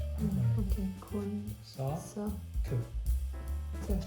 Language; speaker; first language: Korean; non-native, learner; English